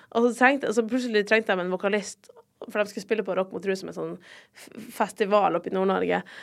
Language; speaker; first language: Norwegian; native; Norwegian